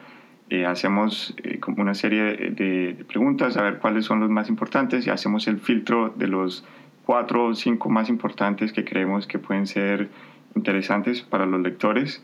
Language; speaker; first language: Spanish; native; Spanish